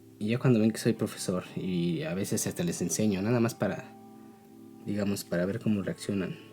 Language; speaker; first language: Spanish; native; Spanish